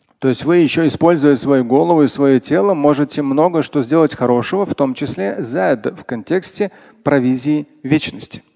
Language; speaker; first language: Russian; non-native, local second language; Tatar